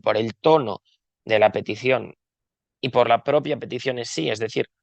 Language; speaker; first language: Spanish; native; Spanish